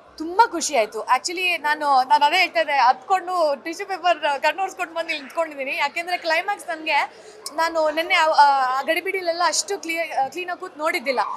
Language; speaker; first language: Kannada; native; Kannada